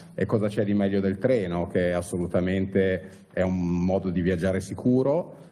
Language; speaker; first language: Italian; native; Italian